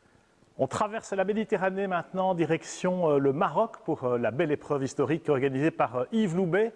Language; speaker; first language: French; native; French